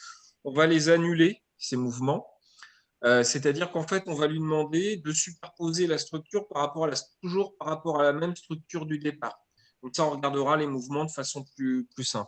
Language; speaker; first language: French; native; French